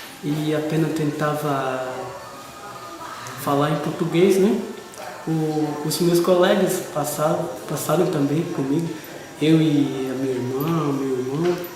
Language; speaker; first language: Portuguese; non-native, local second language; Guarani